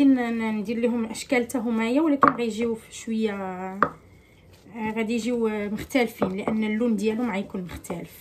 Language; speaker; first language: Arabic; native; Arabic